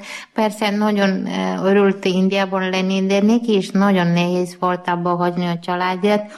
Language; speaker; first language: Hungarian; non-native, learner; Malayalam